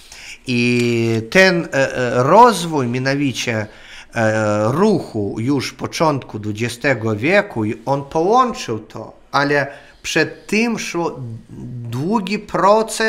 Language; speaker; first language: Polish; non-native, learner; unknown